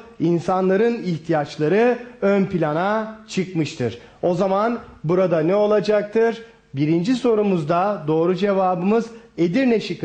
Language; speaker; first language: Turkish; native; Turkish